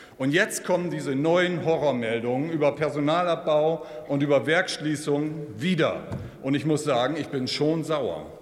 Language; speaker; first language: German; native; German